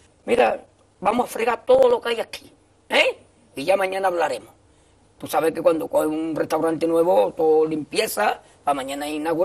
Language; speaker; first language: Spanish; native; Spanish